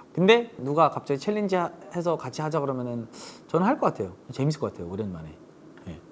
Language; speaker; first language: Korean; early bilingual, heritage; English